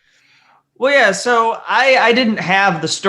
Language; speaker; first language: English; native; English